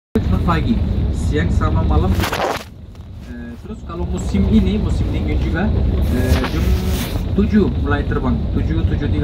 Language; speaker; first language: Indonesian; non-native, fluent; Turkish